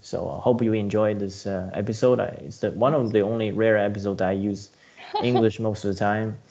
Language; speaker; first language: English; non-native, fluent; Chinese